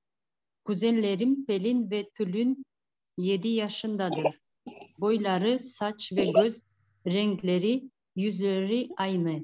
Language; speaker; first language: Turkish; non-native, learner; Kyrgyz